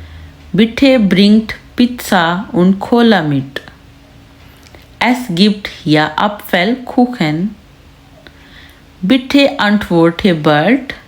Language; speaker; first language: German; non-native, learner; Urdu